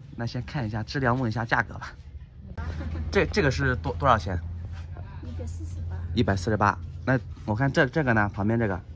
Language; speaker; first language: Chinese; native; Chinese